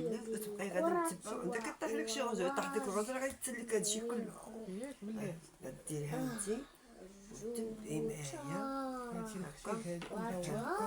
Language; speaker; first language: Arabic; native; Arabic